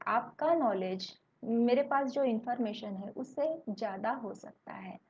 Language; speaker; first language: Hindi; non-native, local second language; Marathi